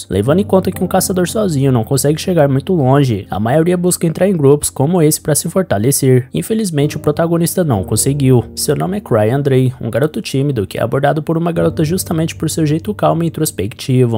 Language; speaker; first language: Portuguese; native; Portuguese